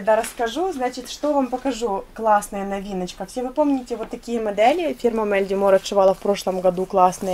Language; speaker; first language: Russian; native; Russian